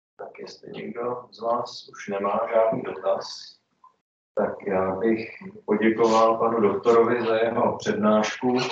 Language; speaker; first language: Czech; native; Czech